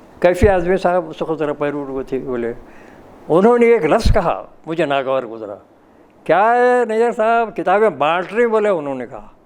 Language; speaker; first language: Urdu; native; Urdu